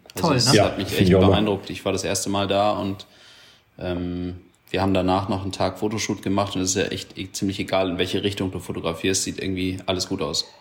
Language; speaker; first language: German; native; German